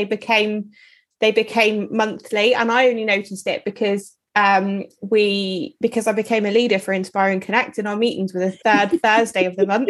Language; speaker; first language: English; native; English